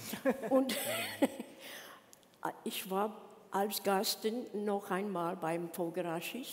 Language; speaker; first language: German; non-native, learner; English